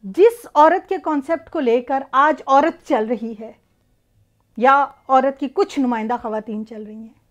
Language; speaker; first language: Urdu; native; Urdu